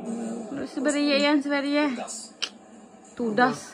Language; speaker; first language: Swedish; non-native, learner; Filipino